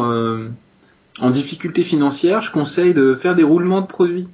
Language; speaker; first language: French; native; French